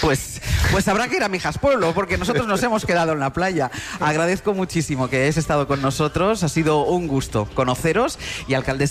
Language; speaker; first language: Spanish; native; Spanish